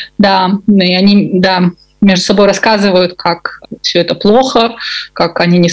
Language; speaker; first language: Russian; native; Russian